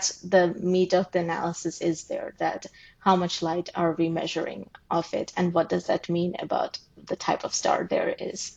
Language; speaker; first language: English; non-native, local second language; Bangla